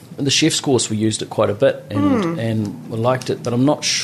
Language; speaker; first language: English; native; English